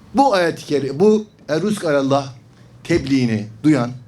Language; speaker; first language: Turkish; native; Turkish